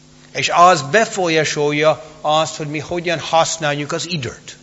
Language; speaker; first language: Hungarian; non-native, fluent; English